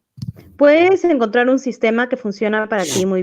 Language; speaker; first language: Spanish; native; Spanish